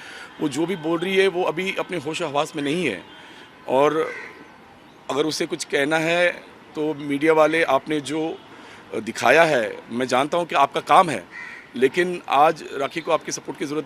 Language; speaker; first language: Hindi; native; Hindi